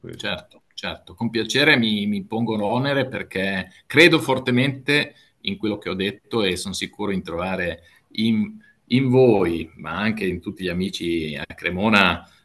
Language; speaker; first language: Italian; native; Italian